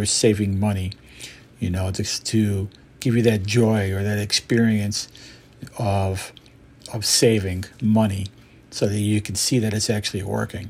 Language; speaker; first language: English; native; English